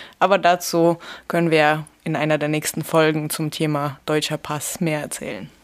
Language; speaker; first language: German; early bilingual, other home language; Russian